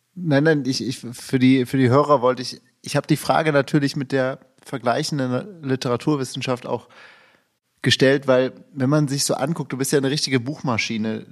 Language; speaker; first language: German; native; German